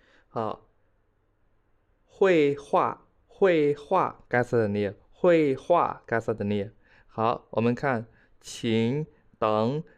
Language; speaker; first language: Chinese; non-native, fluent; Khmer